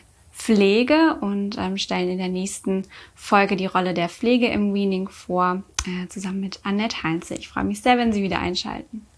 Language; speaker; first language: German; native; German